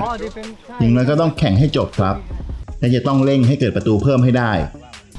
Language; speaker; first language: Thai; native; Thai